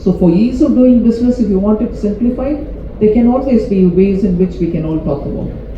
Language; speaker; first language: English; non-native, local second language; Tamil